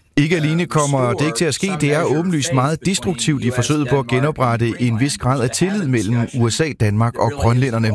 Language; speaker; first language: Danish; native; Danish